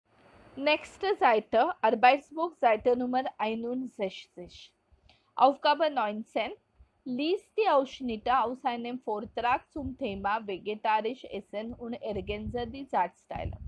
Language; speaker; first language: German; non-native, fluent; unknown